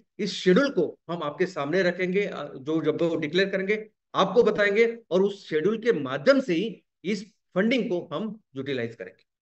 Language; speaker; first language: Hindi; non-native, local second language; Marathi